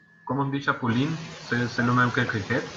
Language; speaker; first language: French; non-native, learner; Spanish